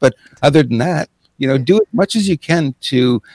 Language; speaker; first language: English; native; English